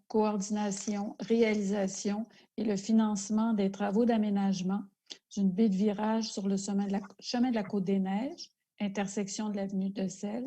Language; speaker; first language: French; native; French